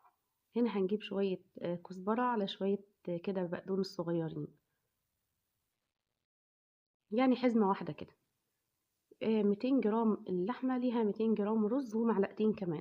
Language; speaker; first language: Arabic; native; Arabic